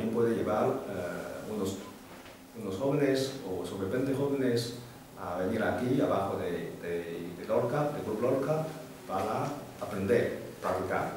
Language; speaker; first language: Spanish; non-native, fluent; Chinese